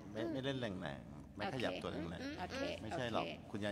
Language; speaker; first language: Thai; native; Thai